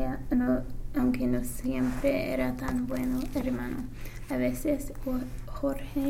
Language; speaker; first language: Spanish; non-native, learner; English